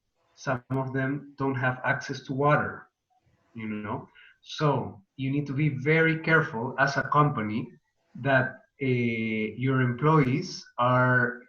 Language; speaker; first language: English; non-native, fluent; Spanish